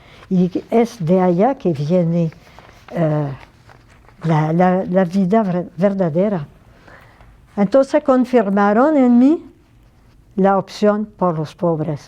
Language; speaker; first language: Spanish; non-native, fluent; French